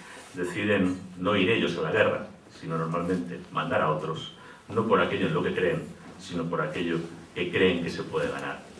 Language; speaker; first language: Spanish; native; Spanish